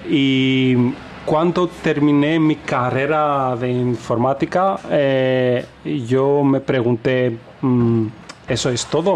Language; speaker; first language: Spanish; non-native, fluent; Greek